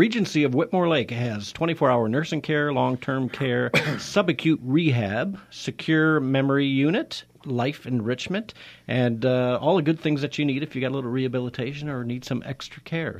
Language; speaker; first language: English; native; English